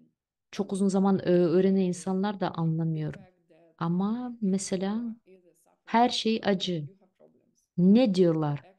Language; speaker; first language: Turkish; non-native, fluent; Russian